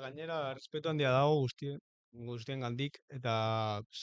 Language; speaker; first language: Basque; non-native, local second language; Spanish